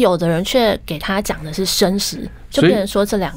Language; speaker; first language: Chinese; native; Chinese